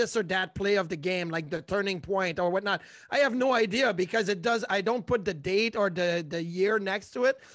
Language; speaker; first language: English; native; English